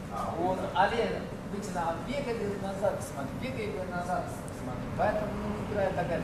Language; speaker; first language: Russian; non-native, learner; Chinese